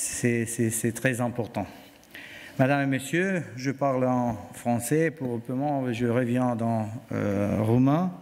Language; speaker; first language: French; non-native, learner; Romanian